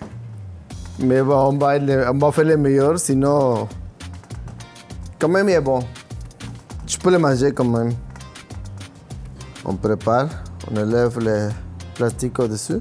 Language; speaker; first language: French; non-native, learner; Spanish